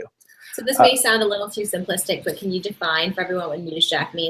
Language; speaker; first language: English; native; English